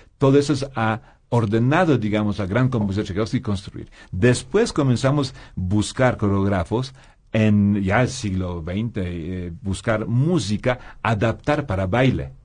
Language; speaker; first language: Spanish; non-native, fluent; Polish